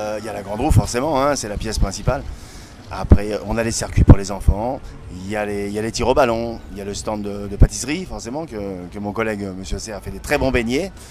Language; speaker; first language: French; native; French